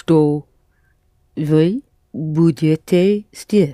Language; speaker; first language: Russian; non-native, learner; English